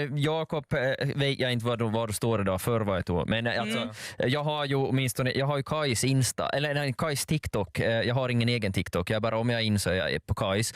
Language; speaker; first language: Swedish; native; Swedish